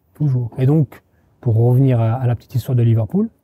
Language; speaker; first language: French; native; French